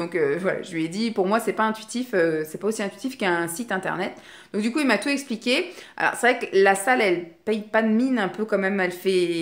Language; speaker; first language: French; native; French